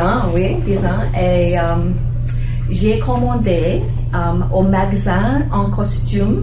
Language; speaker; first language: French; non-native, learner; English